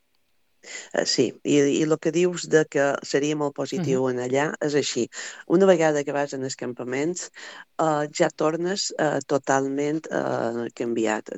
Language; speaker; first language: Catalan; native; Catalan